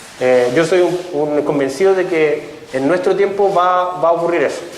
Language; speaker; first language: Spanish; native; Spanish